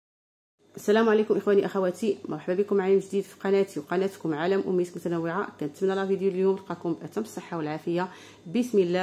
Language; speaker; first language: Arabic; native; Arabic